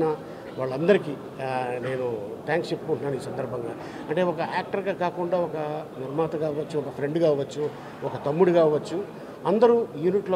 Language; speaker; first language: Telugu; native; Telugu